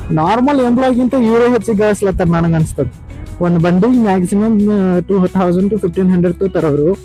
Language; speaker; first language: Kannada; native; Kannada